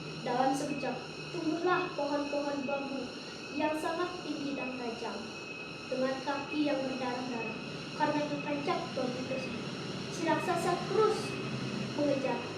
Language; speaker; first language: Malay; non-native, local second language; Balinese